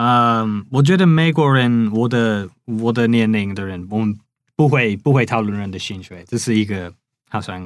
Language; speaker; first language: Chinese; non-native, fluent; English